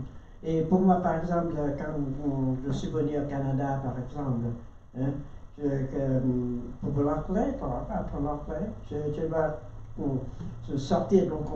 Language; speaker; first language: French; non-native, learner; Vietnamese